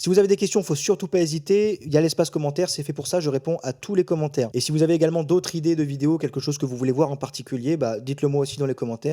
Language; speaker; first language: French; native; French